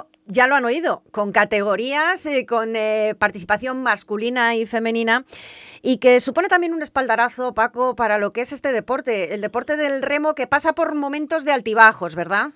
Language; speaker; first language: Spanish; native; Spanish